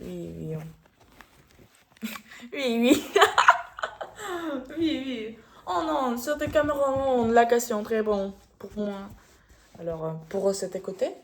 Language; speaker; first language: French; non-native, learner; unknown